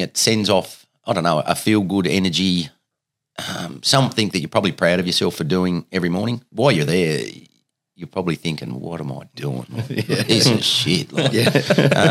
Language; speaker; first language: English; native; English